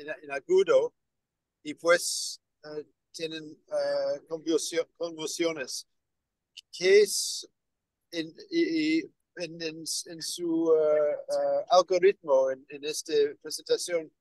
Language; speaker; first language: Spanish; non-native, learner; English